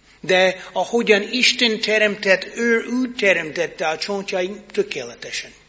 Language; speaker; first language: Hungarian; non-native, learner; English